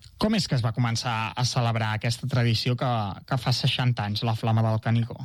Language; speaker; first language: Catalan; native; Catalan